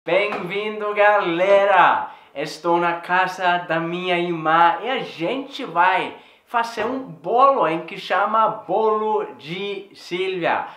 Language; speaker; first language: Portuguese; non-native, fluent; Swedish